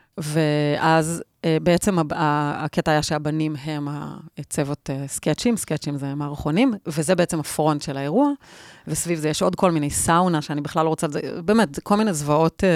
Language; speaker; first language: Hebrew; native; Hebrew